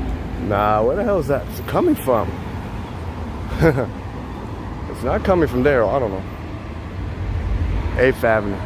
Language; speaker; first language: English; non-native, local second language; Spanish